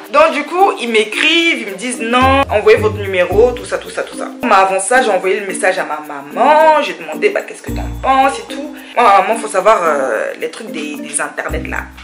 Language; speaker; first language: French; early bilingual, other home language; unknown